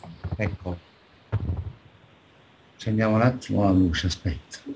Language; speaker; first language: Italian; native; Italian